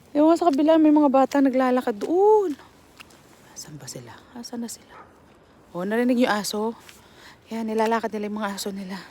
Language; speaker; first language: Filipino; native; Filipino